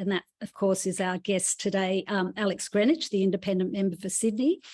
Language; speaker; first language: English; native; English